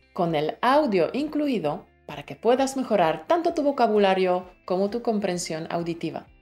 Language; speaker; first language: Spanish; native; Spanish